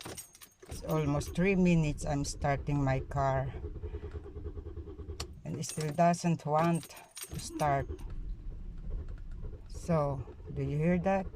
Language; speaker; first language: English; non-native, local second language; Filipino